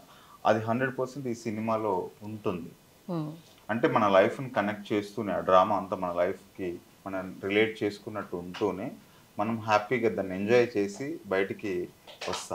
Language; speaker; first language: Telugu; native; Telugu